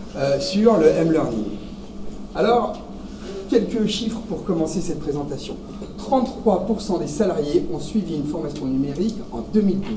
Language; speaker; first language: French; native; French